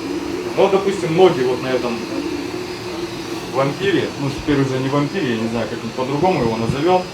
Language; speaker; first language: Russian; native; Russian